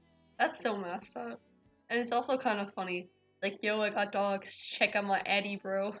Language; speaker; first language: English; native; English